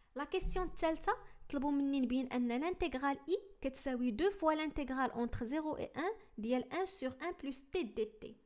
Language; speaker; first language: French; non-native, local second language; Arabic